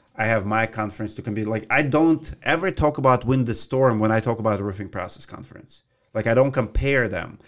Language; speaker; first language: English; non-native, fluent; Russian